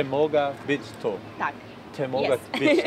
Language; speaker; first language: Polish; non-native, learner; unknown